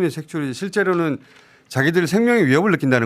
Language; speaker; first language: Korean; native; Korean